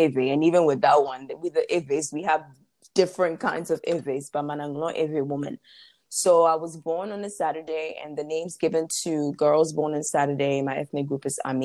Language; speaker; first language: English; non-native, local second language; Ewe